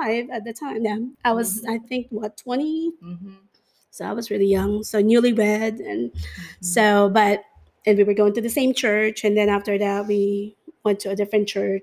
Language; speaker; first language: English; non-native, local second language; Filipino